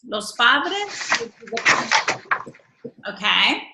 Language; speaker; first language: Spanish; non-native, fluent; English